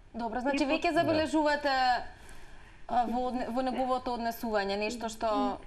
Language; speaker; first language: Macedonian; native; Macedonian